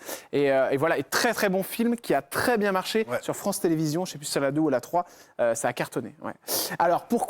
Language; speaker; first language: French; native; French